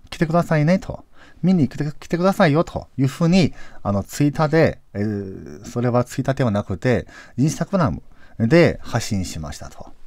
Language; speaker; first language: Japanese; non-native, fluent; Chinese